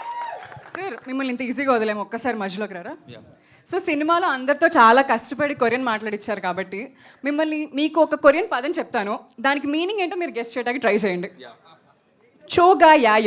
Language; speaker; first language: Telugu; native; Telugu